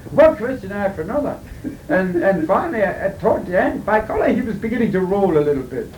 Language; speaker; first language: English; early bilingual, other home language; German